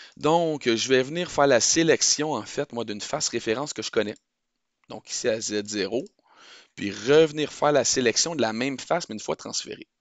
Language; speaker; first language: French; native; French